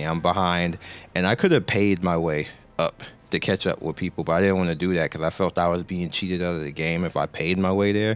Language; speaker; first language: English; native; English